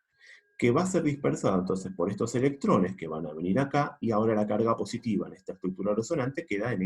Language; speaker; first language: Spanish; native; Spanish